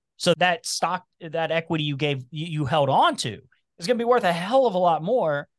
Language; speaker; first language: English; native; English